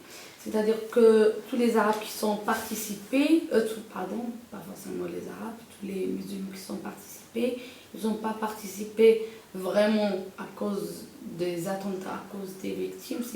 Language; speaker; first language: French; non-native, local second language; Arabic